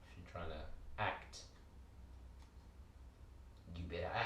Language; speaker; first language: English; early bilingual, other home language; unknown